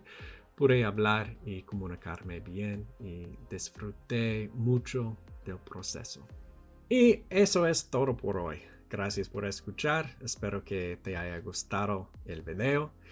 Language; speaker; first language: Spanish; non-native, learner; English